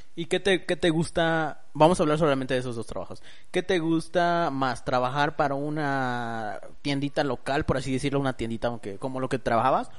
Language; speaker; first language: Spanish; early bilingual, heritage; Spanish